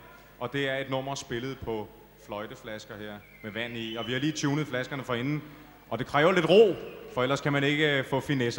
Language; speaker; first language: Danish; native; Danish